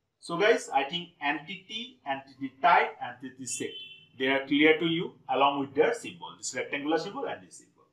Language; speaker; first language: English; non-native, local second language; Assamese